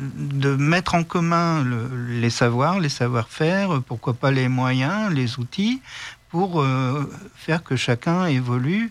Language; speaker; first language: French; native; French